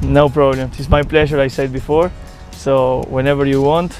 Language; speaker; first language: English; non-native, fluent; Spanish